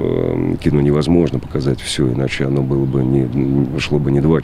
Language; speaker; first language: Russian; native; Russian